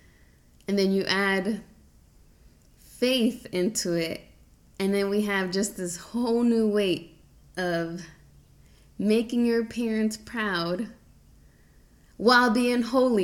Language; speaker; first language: English; native; English